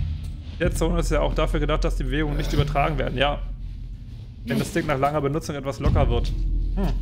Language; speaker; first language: German; native; German